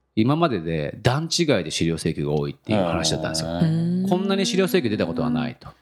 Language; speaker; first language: Japanese; native; Japanese